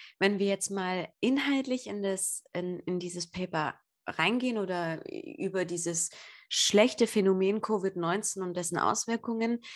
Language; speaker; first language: German; native; German